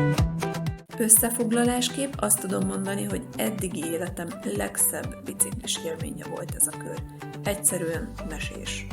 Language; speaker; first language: Hungarian; native; Hungarian